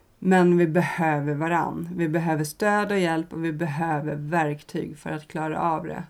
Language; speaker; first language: Swedish; native; Swedish